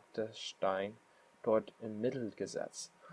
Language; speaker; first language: German; non-native, learner; English